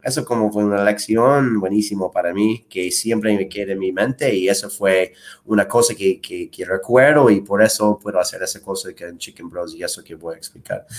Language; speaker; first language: Spanish; non-native, fluent; English